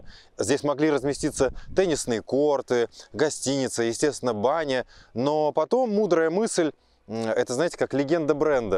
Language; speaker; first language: Russian; native; Russian